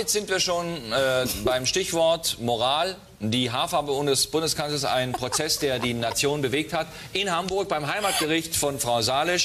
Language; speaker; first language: German; native; German